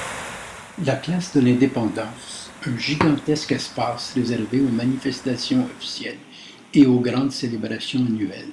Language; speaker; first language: French; native; French